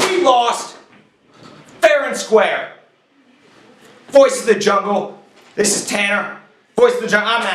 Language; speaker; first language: English; native; English